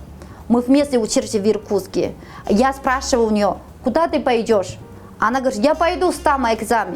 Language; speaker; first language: Russian; non-native, fluent; Chinese